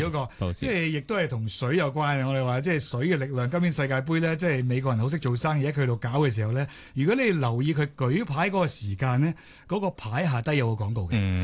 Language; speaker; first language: Cantonese; native; Cantonese